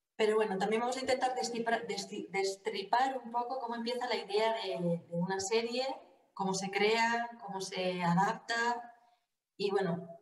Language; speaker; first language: Spanish; native; Spanish